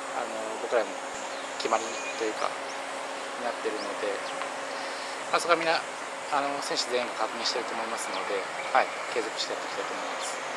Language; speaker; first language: Japanese; native; Japanese